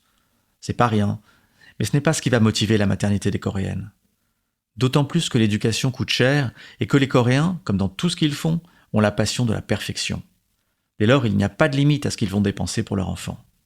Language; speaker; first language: French; native; French